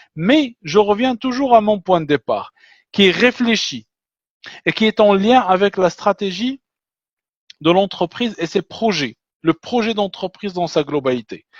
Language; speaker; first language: French; non-native, local second language; Arabic